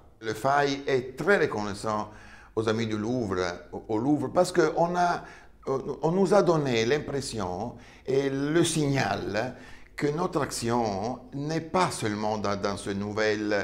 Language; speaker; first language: French; non-native, fluent; Italian